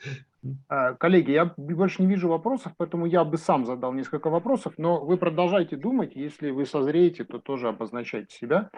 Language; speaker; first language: Russian; native; Russian